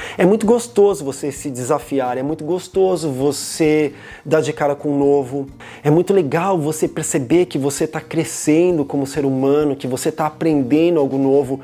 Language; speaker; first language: Portuguese; native; Portuguese